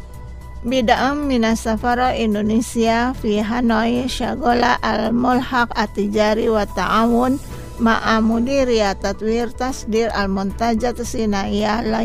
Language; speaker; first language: Arabic; non-native, learner; Indonesian